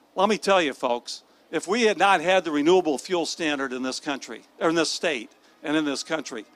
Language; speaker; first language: English; native; English